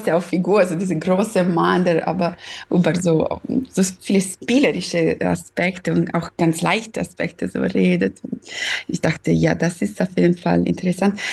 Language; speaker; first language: German; non-native, fluent; Italian